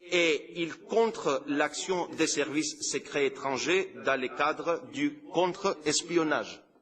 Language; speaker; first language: French; non-native, fluent; Greek